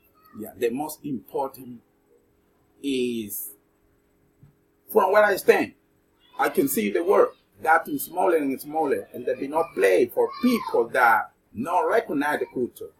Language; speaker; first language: English; non-native, learner; Spanish